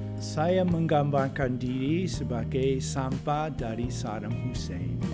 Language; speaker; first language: Indonesian; non-native, fluent; English